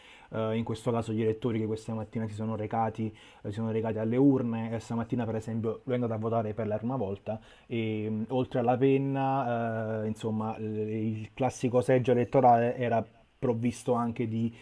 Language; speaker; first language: Italian; native; Italian